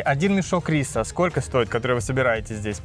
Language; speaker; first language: Russian; native; Russian